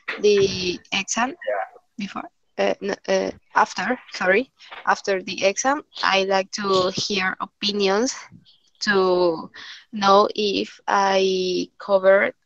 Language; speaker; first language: English; non-native, learner; Spanish